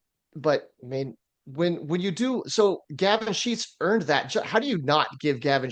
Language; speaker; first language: English; native; English